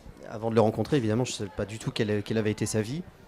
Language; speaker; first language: French; native; French